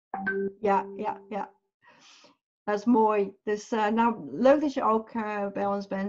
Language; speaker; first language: Dutch; non-native, fluent; English